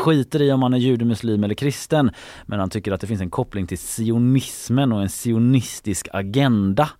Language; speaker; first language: Swedish; native; Swedish